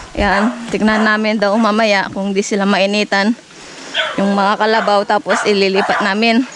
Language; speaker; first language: Filipino; native; Filipino